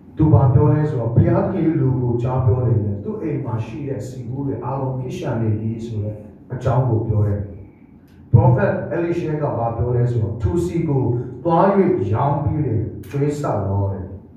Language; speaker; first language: Burmese; non-native, local second language; Tedim Chin